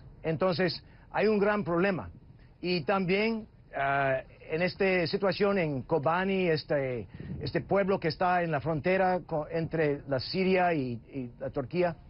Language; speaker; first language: Spanish; non-native, fluent; English